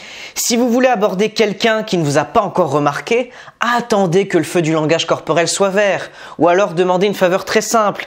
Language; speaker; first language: French; native; French